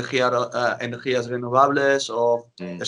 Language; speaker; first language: Spanish; non-native, learner; Dutch